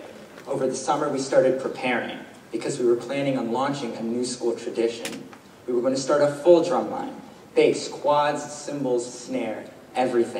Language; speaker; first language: English; native; English